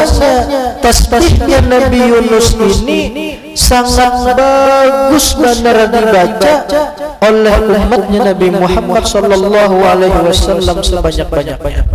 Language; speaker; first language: Indonesian; non-native, local second language; Banjar